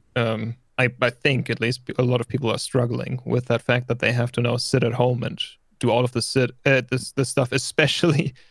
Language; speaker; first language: English; non-native, fluent; German